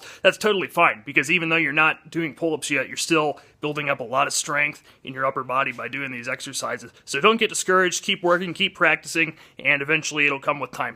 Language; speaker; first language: English; native; English